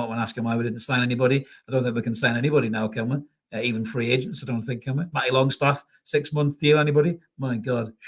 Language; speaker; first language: English; native; English